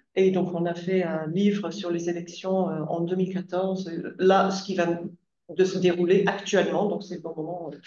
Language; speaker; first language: French; non-native, fluent; English